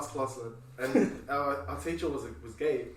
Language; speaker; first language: English; native; English